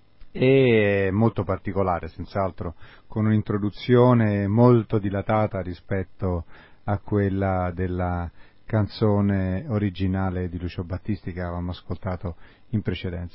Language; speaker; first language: Italian; native; Italian